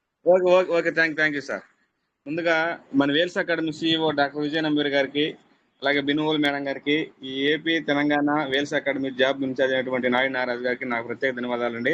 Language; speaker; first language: Telugu; native; Telugu